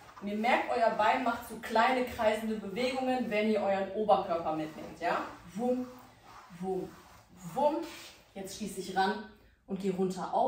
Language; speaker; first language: German; native; German